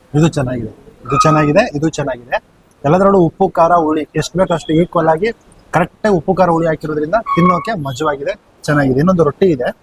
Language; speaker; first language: Kannada; native; Kannada